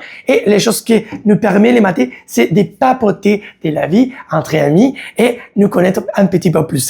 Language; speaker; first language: French; non-native, learner; Spanish